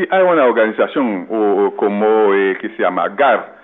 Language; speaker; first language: Spanish; non-native, fluent; French